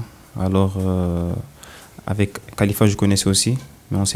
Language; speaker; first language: French; non-native, local second language; Dutch